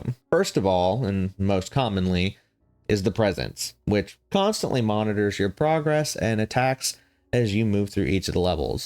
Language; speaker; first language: English; native; English